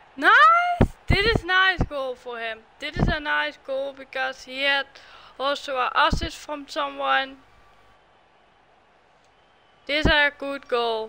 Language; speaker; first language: English; non-native, learner; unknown